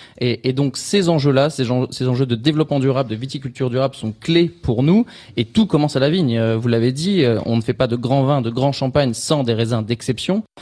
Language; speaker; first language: French; native; French